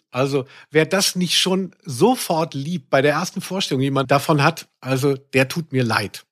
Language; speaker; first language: German; native; German